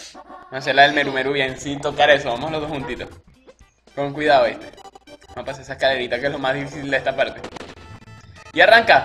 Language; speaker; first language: Spanish; native; Spanish